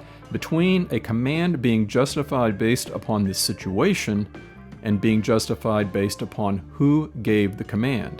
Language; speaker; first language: English; native; English